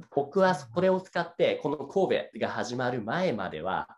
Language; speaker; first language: Japanese; native; Japanese